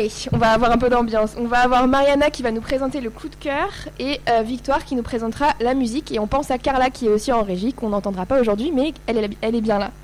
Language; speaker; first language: French; native; French